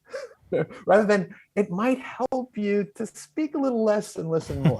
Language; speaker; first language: English; native; English